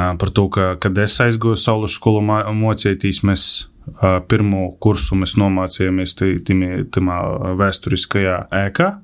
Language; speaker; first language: Latvian; native; Latvian